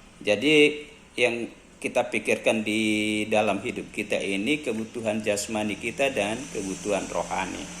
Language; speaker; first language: Indonesian; native; Indonesian